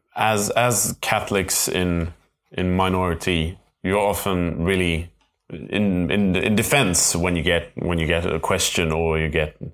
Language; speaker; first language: English; non-native, fluent; Swedish